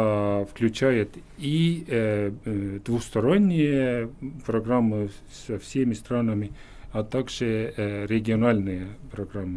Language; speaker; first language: Russian; non-native, fluent; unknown